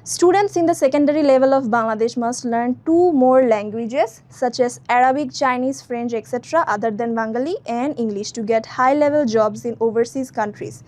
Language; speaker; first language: English; non-native, local second language; Bangla